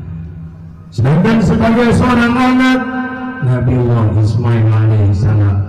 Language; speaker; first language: Indonesian; native; Indonesian